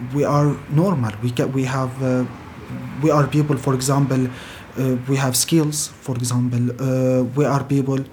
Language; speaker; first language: English; non-native, fluent; Arabic